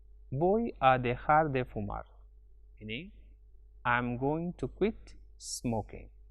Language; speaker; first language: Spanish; non-native, fluent; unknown